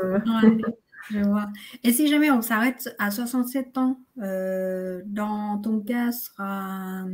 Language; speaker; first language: French; non-native, fluent; Vietnamese